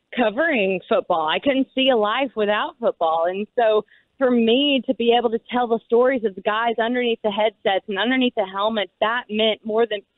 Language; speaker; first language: English; native; English